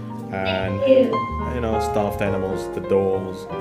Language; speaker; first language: English; non-native, fluent; Indonesian